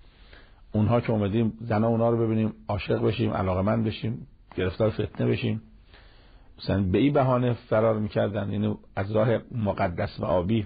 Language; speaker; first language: Persian; native; Persian